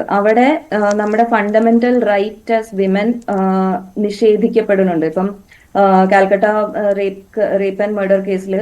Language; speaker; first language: Malayalam; native; Malayalam